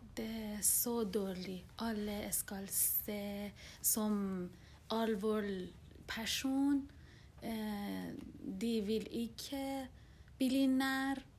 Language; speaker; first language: Norwegian; non-native, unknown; Persian